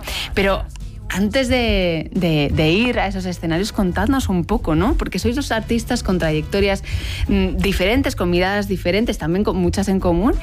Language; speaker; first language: Spanish; native; Spanish